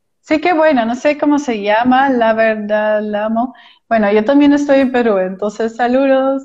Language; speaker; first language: Spanish; non-native, fluent; Dutch